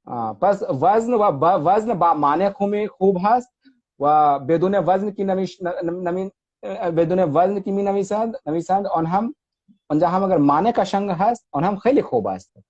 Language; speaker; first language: Persian; non-native, fluent; Hindi